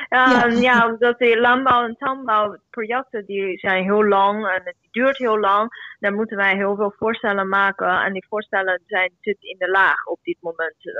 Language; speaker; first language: Dutch; non-native, fluent; Chinese